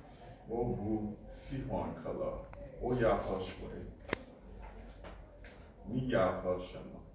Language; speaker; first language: Chinese; non-native, learner; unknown